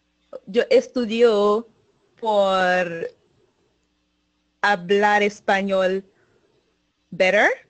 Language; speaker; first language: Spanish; non-native, learner; English